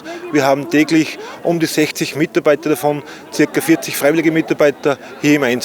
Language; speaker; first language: German; native; German